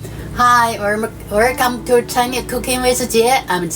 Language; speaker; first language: English; non-native, learner; Chinese